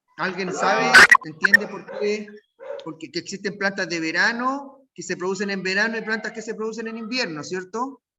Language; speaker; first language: Spanish; native; Spanish